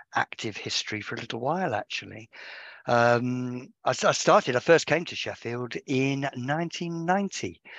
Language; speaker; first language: English; native; English